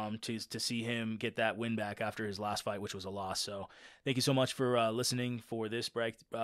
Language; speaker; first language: English; native; English